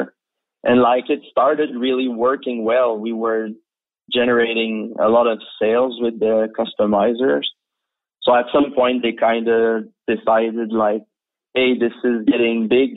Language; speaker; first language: English; native; English